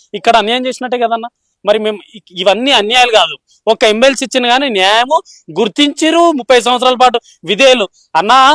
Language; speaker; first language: Telugu; non-native, local second language; Lambadi